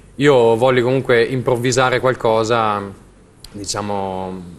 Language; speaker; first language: Italian; native; Italian